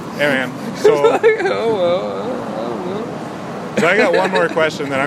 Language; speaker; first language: English; native; English